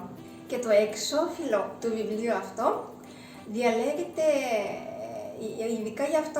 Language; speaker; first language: Greek; non-native, fluent; Japanese